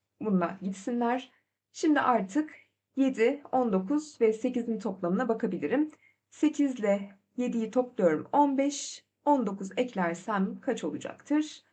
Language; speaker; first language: Turkish; native; Turkish